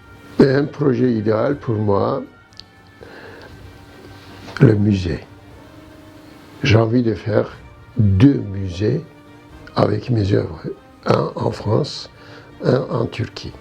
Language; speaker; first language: French; non-native, learner; Turkish